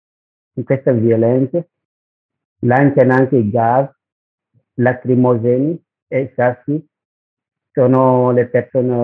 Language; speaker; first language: Italian; non-native, learner; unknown